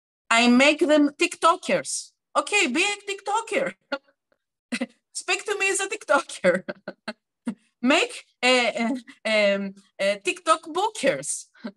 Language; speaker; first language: English; non-native, fluent; Greek